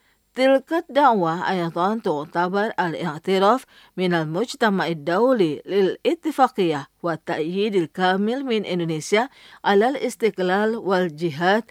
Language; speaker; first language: Arabic; non-native, fluent; Indonesian